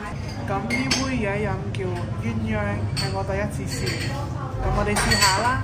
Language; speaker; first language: Cantonese; non-native, fluent; English